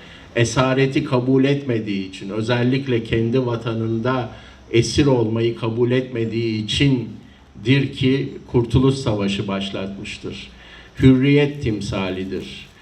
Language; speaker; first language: Turkish; native; Turkish